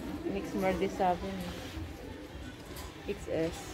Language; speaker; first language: German; non-native, learner; Filipino